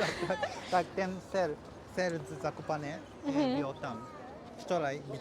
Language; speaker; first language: Polish; non-native, learner; Japanese